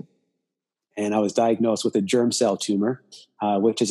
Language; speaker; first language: English; native; English